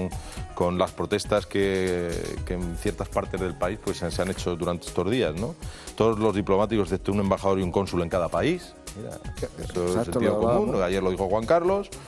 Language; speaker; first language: Spanish; native; Spanish